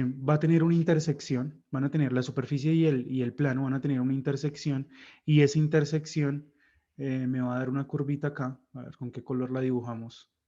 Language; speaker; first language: Spanish; native; Spanish